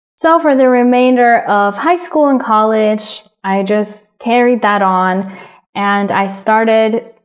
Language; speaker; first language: English; early bilingual, other home language; Spanish